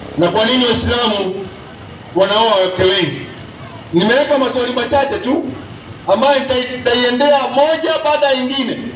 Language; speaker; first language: Swahili; non-native, local second language; Kikuyu